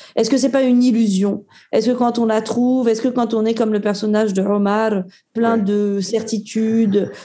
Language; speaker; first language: French; native; French